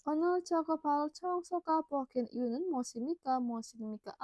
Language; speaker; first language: Korean; non-native, fluent; Indonesian